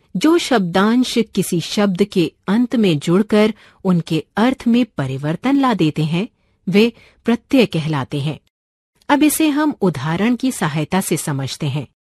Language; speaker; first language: Hindi; non-native, local second language; Marathi